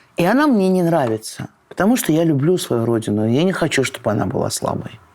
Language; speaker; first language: Russian; native; Russian